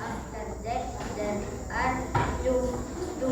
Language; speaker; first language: English; non-native, learner; Indonesian